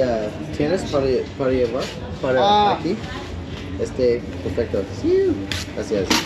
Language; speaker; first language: Spanish; non-native, learner; English